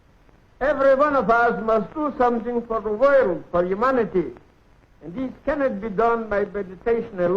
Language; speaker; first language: English; non-native, fluent; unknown